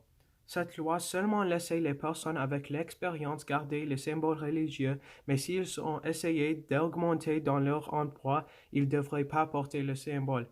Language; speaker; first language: French; non-native, local second language; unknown